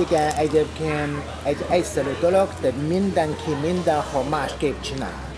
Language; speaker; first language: Hungarian; non-native, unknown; Chinese